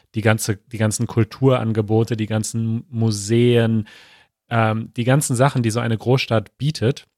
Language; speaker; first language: German; native; German